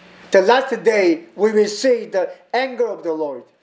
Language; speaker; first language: English; non-native, learner; Korean